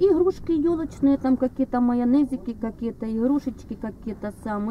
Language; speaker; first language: Russian; native; Russian